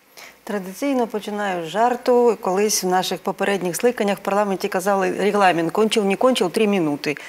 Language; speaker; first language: Ukrainian; native; Ukrainian